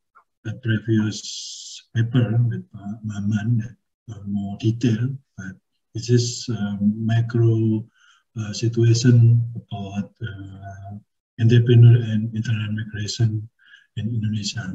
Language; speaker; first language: English; non-native, learner; Indonesian